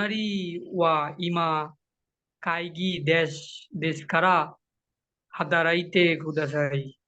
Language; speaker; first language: Japanese; non-native, learner; Bangla